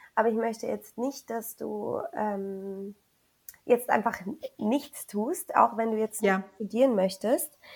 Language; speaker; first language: German; early bilingual, other home language; Spanish